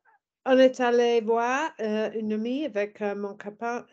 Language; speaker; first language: French; non-native, learner; English